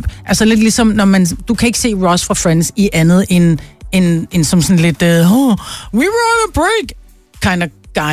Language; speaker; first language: Danish; native; Danish